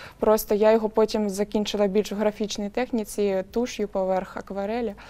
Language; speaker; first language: Ukrainian; non-native, local second language; Russian